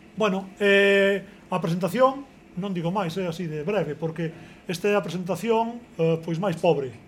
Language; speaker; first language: Galician; native; Galician